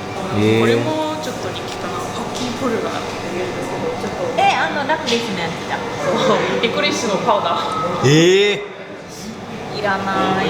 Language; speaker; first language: Japanese; non-native, fluent; Icelandic